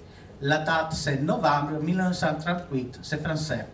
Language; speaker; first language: French; non-native, learner; Italian